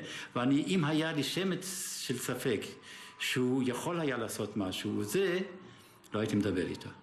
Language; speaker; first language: Hebrew; early bilingual, other home language; German